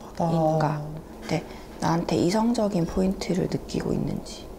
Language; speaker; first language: Korean; native; Korean